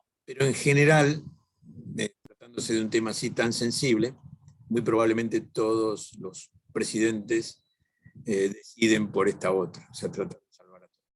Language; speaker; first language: Spanish; native; Spanish